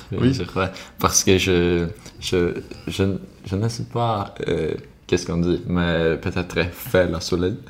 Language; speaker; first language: French; non-native, learner; Swedish